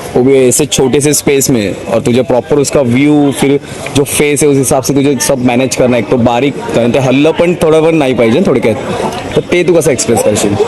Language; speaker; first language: Hindi; non-native, local second language; Marathi